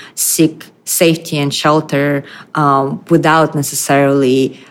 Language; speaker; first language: English; non-native, fluent; Russian